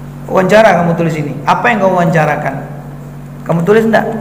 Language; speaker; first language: Indonesian; native; Indonesian